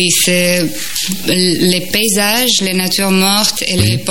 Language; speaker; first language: French; non-native, fluent; Croatian